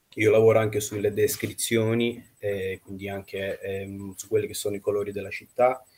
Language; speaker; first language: Italian; non-native, fluent; Russian